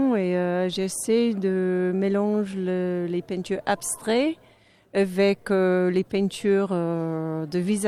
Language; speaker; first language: French; non-native, fluent; English